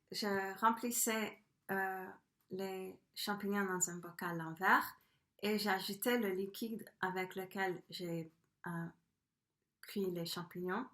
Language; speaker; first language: French; non-native, fluent; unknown